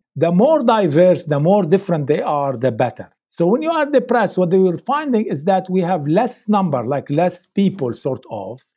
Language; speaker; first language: English; non-native, fluent; Arabic